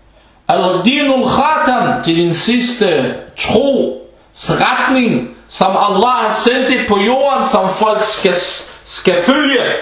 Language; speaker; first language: Danish; early bilingual, other home language; Arabic